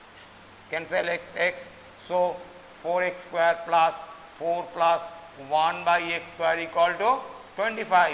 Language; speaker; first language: English; non-native, local second language; Bangla